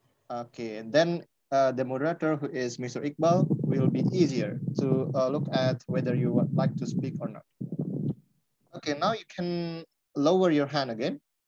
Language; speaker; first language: English; non-native, fluent; Indonesian